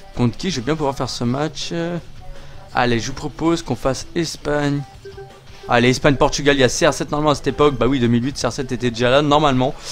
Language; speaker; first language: French; native; French